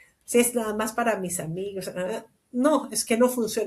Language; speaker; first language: Spanish; native; Spanish